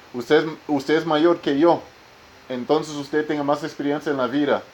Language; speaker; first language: Spanish; non-native, learner; English